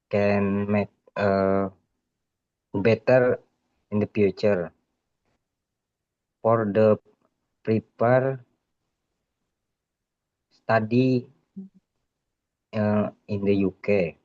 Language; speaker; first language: English; non-native, learner; Indonesian